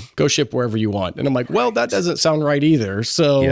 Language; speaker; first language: English; native; English